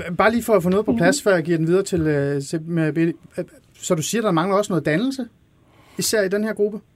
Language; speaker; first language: Danish; early bilingual, other home language; Persian